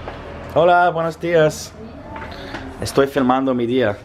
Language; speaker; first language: Spanish; non-native, learner; English